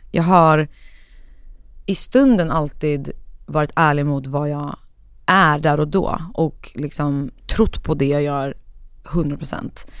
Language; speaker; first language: Swedish; native; Swedish